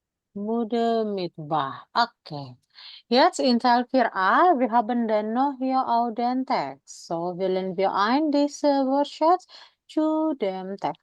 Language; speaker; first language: German; non-native, fluent; Indonesian